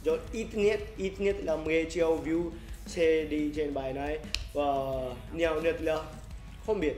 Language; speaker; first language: Vietnamese; non-native, learner; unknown